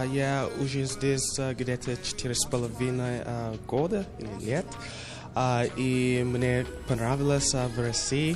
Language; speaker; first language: Russian; non-native, fluent; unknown